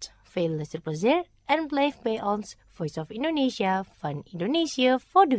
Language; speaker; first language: Dutch; non-native, fluent; Indonesian